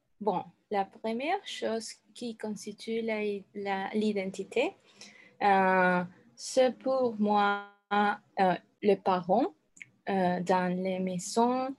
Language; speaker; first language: French; non-native, learner; Spanish